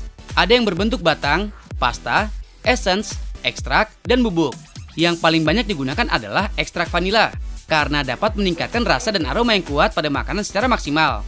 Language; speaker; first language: Indonesian; native; Indonesian